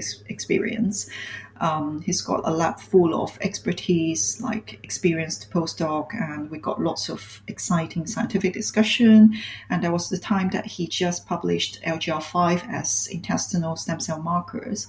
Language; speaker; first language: English; non-native, local second language; Cantonese